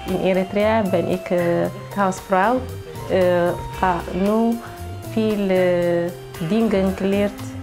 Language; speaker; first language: Dutch; non-native, learner; Tigrinya